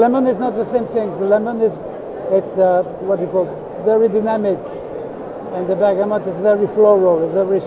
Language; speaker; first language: English; non-native, fluent; French